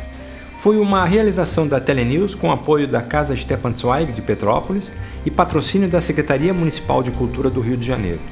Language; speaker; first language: Portuguese; native; Portuguese